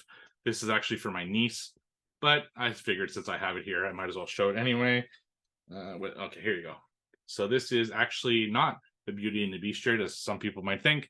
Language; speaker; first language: English; native; English